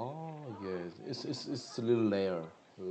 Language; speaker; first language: English; non-native, learner; Korean